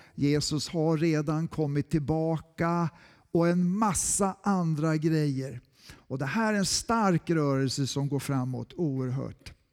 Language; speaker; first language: Swedish; native; Swedish